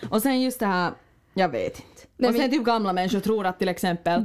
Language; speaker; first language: Swedish; native; Swedish